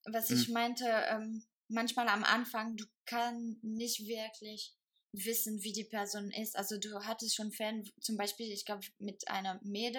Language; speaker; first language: German; non-native, fluent; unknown